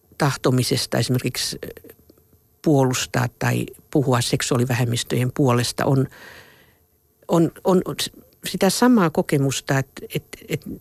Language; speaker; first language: Finnish; native; Finnish